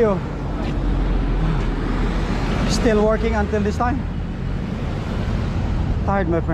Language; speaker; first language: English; non-native, local second language; Filipino